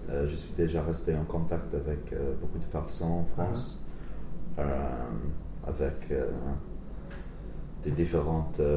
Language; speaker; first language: French; non-native, learner; English